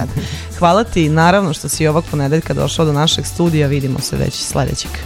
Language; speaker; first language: Serbian; native; Serbian